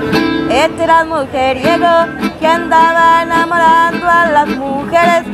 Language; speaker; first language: Spanish; native; Spanish